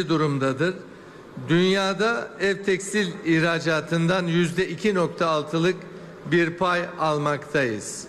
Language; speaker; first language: Turkish; native; Turkish